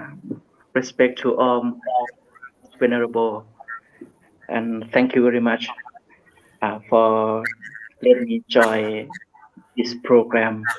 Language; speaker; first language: English; non-native, learner; Thai